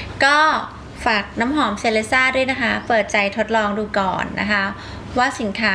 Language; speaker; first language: Thai; native; Thai